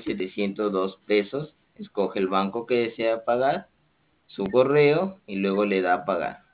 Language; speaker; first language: Spanish; native; Spanish